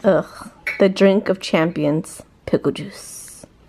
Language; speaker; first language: English; early bilingual, other home language; Spanish